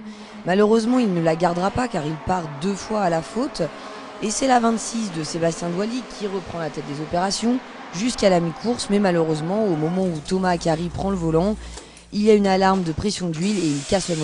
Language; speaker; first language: French; native; French